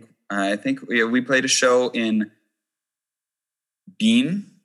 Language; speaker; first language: English; native; English